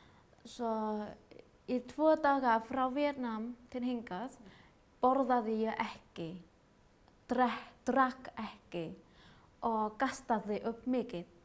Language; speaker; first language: Icelandic; non-native, learner; Vietnamese